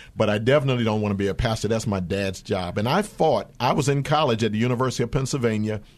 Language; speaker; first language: English; native; English